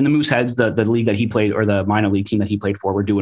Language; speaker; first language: English; native; English